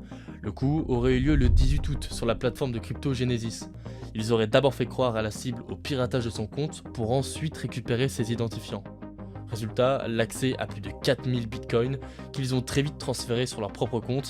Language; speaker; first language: French; native; French